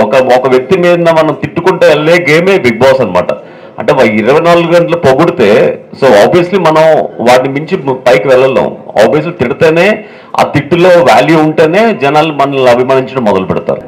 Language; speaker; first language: Telugu; native; Telugu